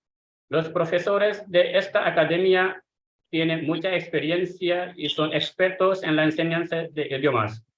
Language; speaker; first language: Spanish; non-native, fluent; Hindi